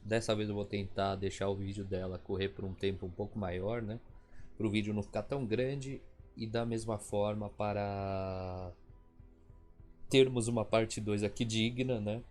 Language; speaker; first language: Portuguese; native; Portuguese